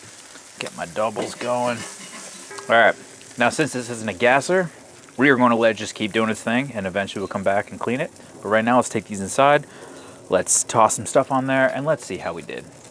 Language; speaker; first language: English; native; English